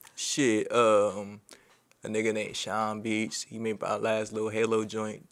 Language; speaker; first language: English; native; English